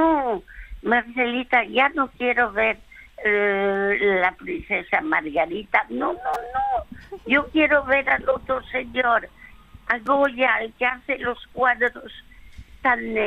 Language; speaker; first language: Spanish; early bilingual, other home language; French